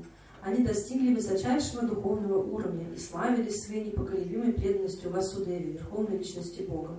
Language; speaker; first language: Russian; native; Russian